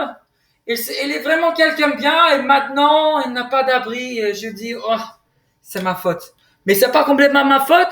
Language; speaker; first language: French; non-native, fluent; English